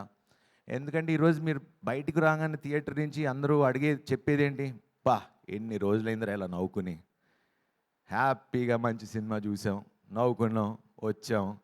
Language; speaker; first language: Telugu; native; Telugu